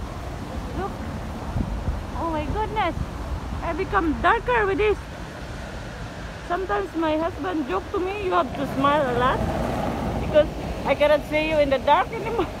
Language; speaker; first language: English; non-native, local second language; Filipino